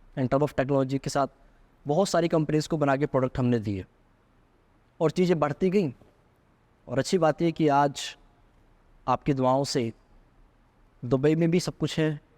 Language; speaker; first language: Hindi; native; Hindi